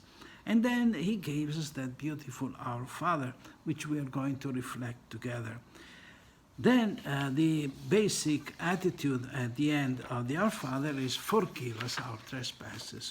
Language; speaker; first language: English; non-native, fluent; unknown